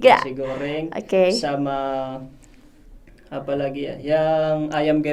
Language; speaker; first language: Indonesian; non-native, fluent; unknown